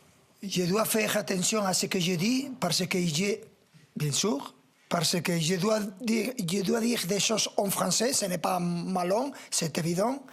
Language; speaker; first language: French; non-native, fluent; Spanish